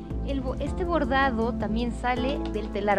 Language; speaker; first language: Spanish; native; Spanish